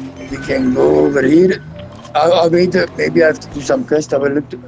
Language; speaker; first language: English; non-native, fluent; Dutch